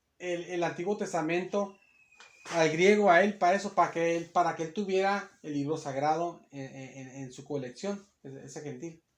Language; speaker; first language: Spanish; native; Spanish